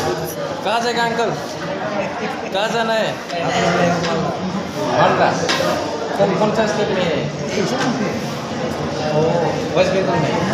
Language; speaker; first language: Hindi; non-native, local second language; Bodo